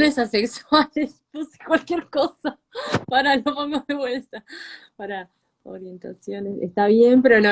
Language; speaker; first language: Spanish; native; Spanish